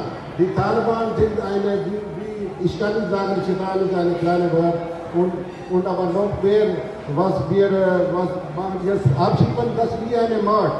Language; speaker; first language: German; non-native, learner; Urdu